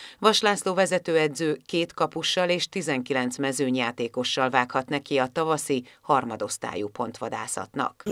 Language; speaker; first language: Hungarian; native; Hungarian